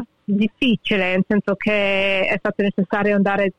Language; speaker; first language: Italian; early bilingual, heritage; English